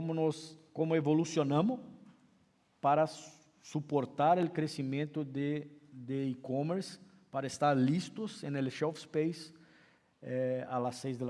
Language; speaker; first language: Spanish; non-native, fluent; Portuguese